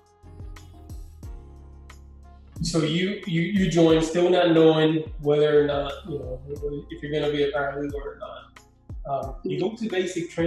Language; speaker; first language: English; non-native, fluent; Spanish